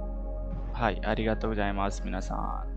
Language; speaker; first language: Japanese; non-native, fluent; Hindi